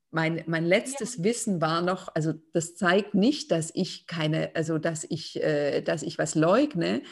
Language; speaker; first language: German; non-native, fluent; Lithuanian